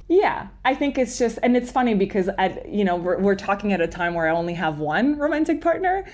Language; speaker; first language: English; non-native, fluent; French